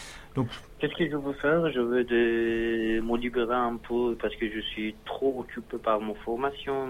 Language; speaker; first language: French; non-native, learner; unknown